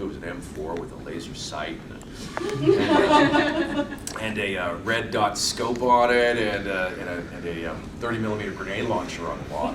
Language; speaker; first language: English; native; English